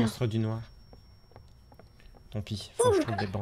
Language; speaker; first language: French; native; French